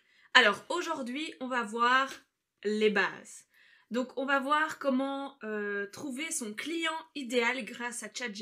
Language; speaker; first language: French; native; French